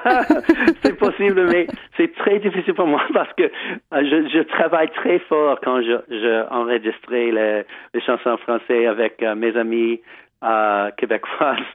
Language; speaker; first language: French; non-native, learner; English